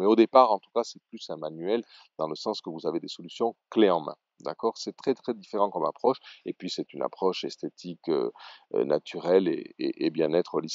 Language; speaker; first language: French; native; French